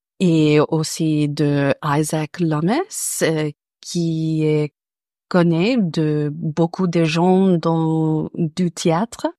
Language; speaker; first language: French; non-native, learner; English